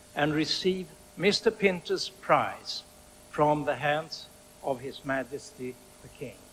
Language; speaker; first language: English; non-native, fluent; Swedish